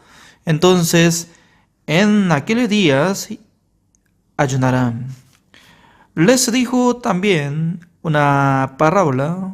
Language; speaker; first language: Spanish; non-native, fluent; Korean